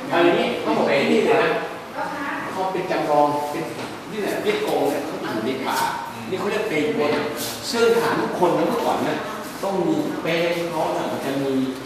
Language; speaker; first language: Thai; non-native, fluent; Vietnamese